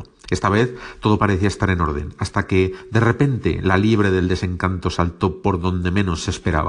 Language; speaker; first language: Spanish; native; Spanish